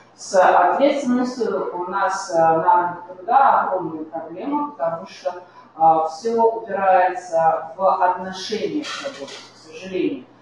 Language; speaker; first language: Russian; native; Russian